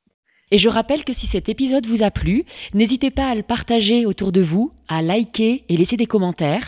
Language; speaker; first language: French; native; French